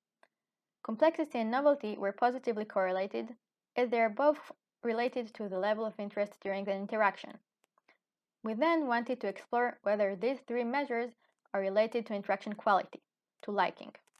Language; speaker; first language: English; non-native, fluent; Hebrew